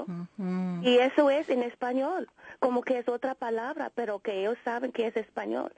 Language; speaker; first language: Spanish; early bilingual, heritage; Spanish